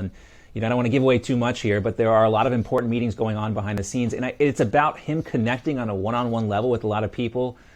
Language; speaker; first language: English; native; English